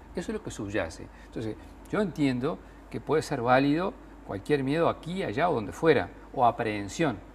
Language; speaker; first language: Spanish; native; Spanish